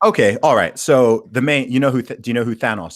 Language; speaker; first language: English; native; English